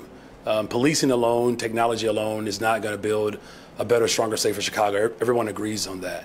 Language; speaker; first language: English; native; English